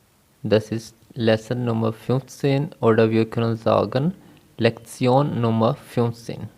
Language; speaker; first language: German; non-native, fluent; Urdu